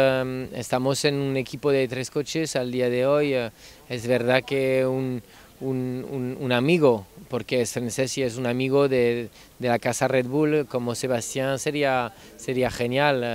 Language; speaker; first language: Spanish; non-native, fluent; French